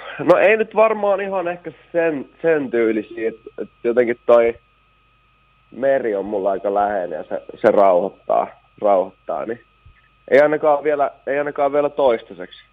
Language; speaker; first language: Finnish; native; Finnish